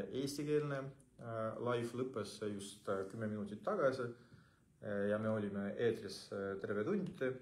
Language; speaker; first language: Estonian; non-native, local second language; Russian